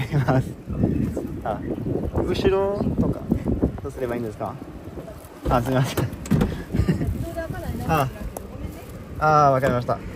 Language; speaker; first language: Japanese; non-native, fluent; French